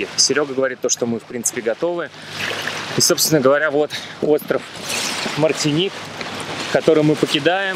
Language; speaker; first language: Russian; native; Russian